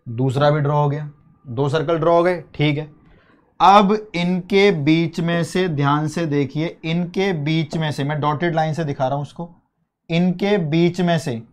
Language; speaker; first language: Hindi; native; Hindi